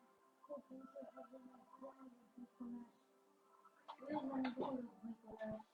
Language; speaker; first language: French; non-native, learner; Chinese